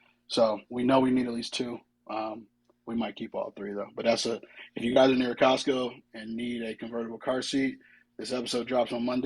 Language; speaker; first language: English; native; English